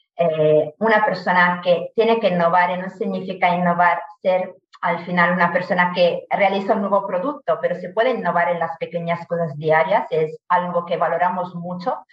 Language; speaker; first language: Spanish; non-native, fluent; Italian